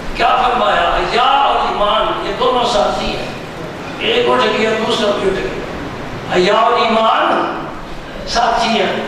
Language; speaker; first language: Urdu; non-native, local second language; Punjabi